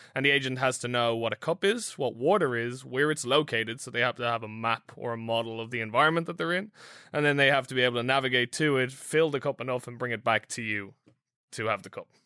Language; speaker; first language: English; native; English